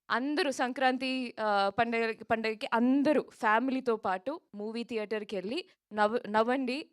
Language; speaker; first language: Telugu; non-native, local second language; Malayalam